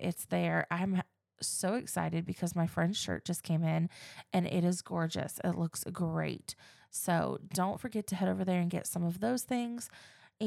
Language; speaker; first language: English; native; English